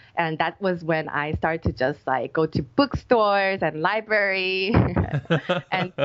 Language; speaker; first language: English; native; English